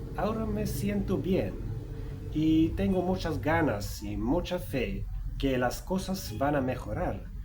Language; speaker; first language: Spanish; non-native, fluent; Swedish